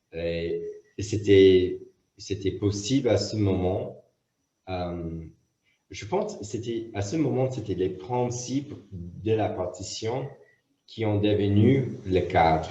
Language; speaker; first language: French; non-native, fluent; English